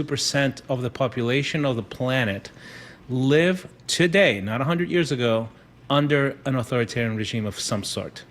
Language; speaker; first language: English; non-native, fluent; Spanish